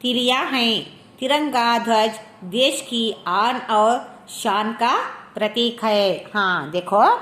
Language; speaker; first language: Hindi; non-native, local second language; Kannada